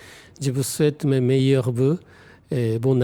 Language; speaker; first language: French; non-native, fluent; Japanese